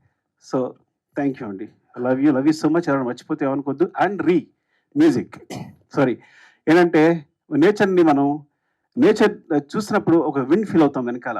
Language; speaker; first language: Telugu; native; Telugu